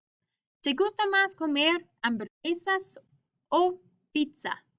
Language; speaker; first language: Spanish; non-native, fluent; English